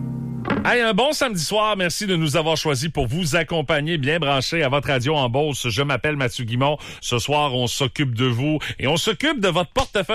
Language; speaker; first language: French; native; French